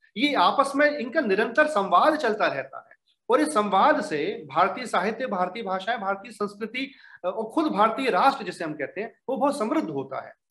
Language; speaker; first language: Hindi; native; Hindi